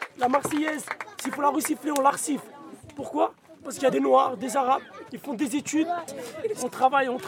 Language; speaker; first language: French; non-native, local second language; Arabic